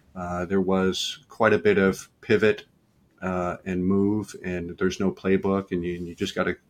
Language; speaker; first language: English; native; English